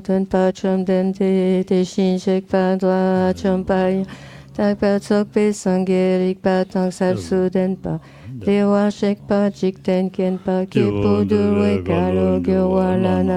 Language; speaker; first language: French; native; French